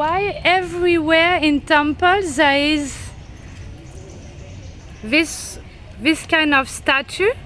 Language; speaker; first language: English; non-native, learner; French